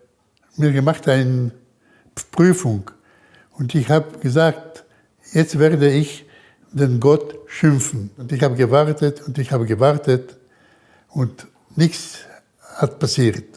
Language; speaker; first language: German; early bilingual, heritage; German